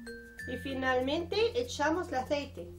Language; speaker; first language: Spanish; non-native, learner; Arabic